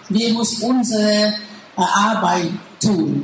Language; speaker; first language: German; non-native, learner; Thai